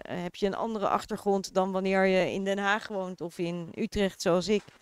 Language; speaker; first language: Dutch; native; Dutch